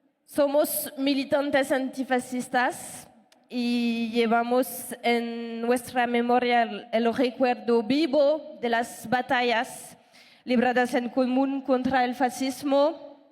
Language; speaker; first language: Spanish; non-native, fluent; French